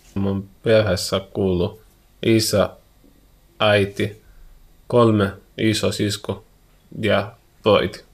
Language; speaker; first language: Finnish; non-native, learner; Arabic